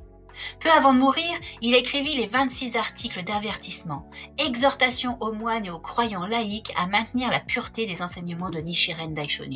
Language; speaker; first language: French; native; French